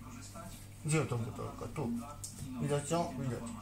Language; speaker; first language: Polish; native; Polish